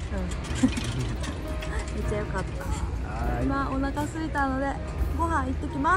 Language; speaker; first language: Japanese; native; Japanese